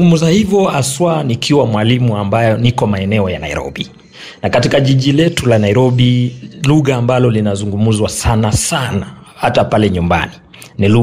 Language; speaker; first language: Swahili; non-native, local second language; Kalenjin